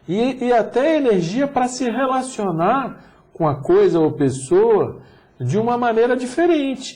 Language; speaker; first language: Portuguese; native; Portuguese